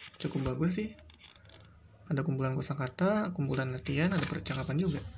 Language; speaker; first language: Indonesian; native; Indonesian